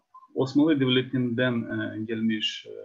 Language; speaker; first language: Turkish; non-native, fluent; Ukrainian